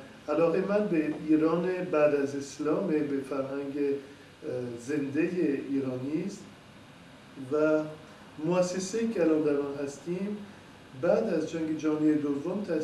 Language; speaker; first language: Persian; non-native, fluent; French